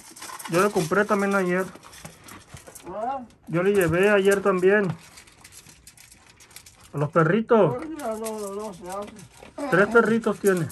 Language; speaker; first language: Spanish; native; Spanish